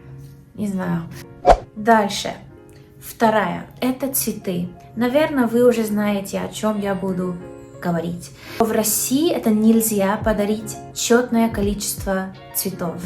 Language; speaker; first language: Russian; non-native, learner; English